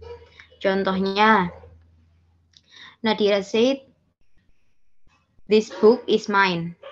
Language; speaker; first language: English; non-native, learner; Indonesian